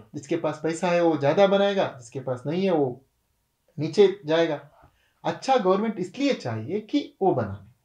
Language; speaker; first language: Hindi; non-native, local second language; Kannada